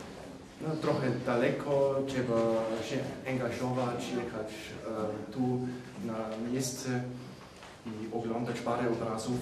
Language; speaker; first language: Polish; non-native, fluent; German